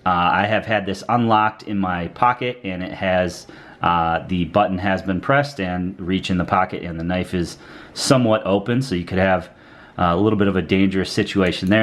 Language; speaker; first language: English; native; English